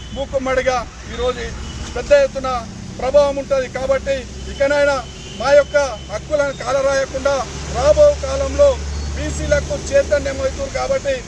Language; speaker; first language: Telugu; native; Telugu